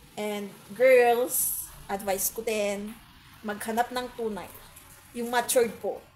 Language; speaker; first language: Filipino; non-native, local second language; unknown